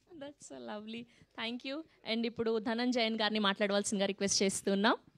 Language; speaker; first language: Telugu; native; Telugu